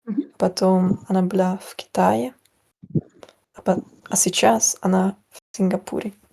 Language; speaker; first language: Russian; non-native, learner; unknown